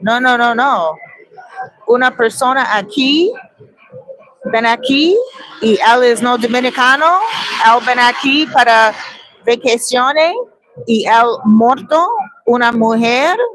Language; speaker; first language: Spanish; non-native, learner; English